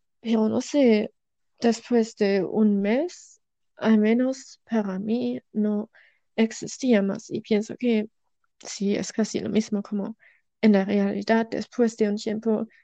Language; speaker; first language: Spanish; non-native, learner; German